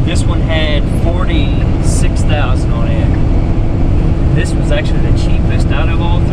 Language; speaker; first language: English; native; English